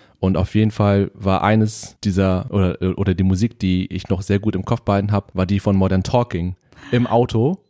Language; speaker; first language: German; early bilingual, other home language; Vietnamese